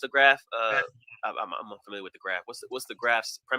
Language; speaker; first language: English; native; English